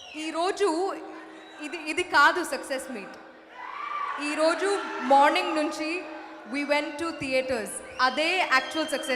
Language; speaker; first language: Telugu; non-native, learner; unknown